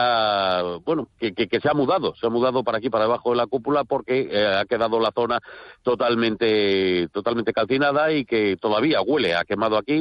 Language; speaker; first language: Spanish; native; Spanish